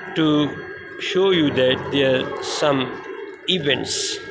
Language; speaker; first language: English; non-native, local second language; Pashto